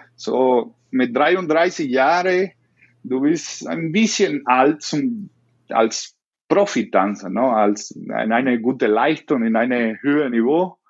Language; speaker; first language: German; non-native, learner; Spanish